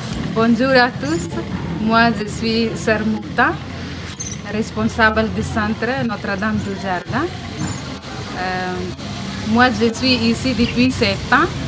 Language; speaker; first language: French; non-native, learner; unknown